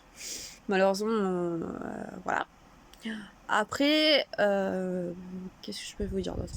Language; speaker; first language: French; native; French